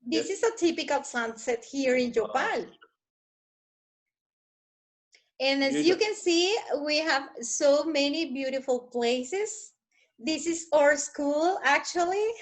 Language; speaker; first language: English; non-native, fluent; Spanish